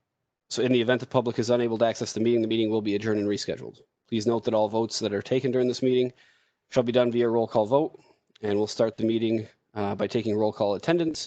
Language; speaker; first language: English; native; English